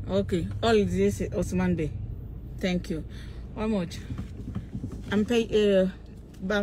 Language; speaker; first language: English; non-native, learner; French